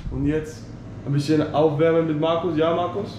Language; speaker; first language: German; non-native, learner; Danish